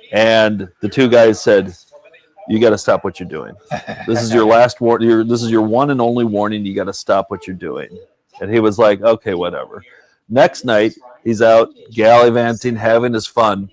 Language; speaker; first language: English; native; English